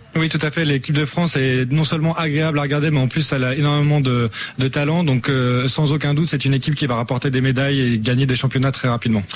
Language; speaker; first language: French; native; French